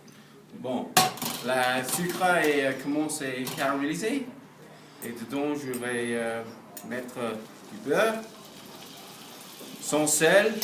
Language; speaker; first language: French; non-native, learner; English